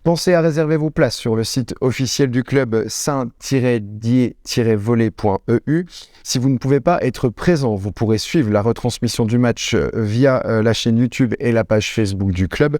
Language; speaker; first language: French; native; French